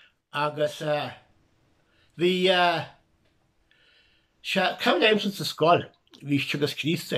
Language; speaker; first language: Irish; native; Irish